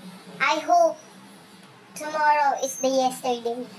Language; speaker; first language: English; non-native, learner; Filipino